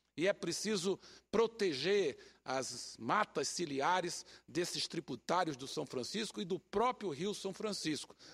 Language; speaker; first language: Portuguese; native; Portuguese